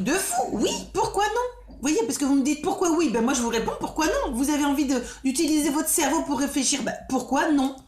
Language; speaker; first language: French; native; French